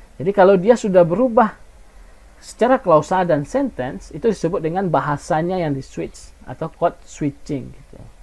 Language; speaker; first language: Indonesian; non-native, local second language; Minangkabau